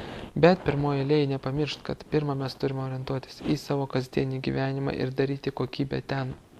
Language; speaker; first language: Lithuanian; native; Lithuanian